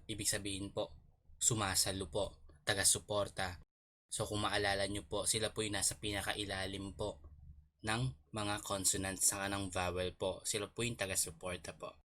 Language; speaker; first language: Filipino; native; Filipino